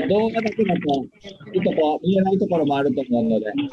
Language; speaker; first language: Japanese; native; Japanese